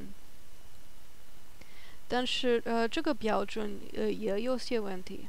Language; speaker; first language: Chinese; non-native, learner; German